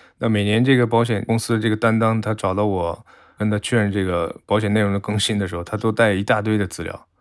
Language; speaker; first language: Chinese; non-native, fluent; Japanese